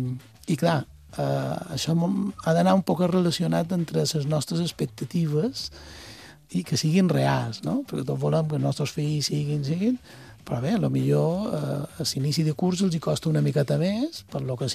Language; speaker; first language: Catalan; native; Catalan